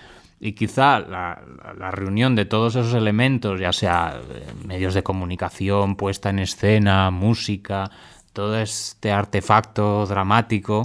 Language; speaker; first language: Spanish; native; Spanish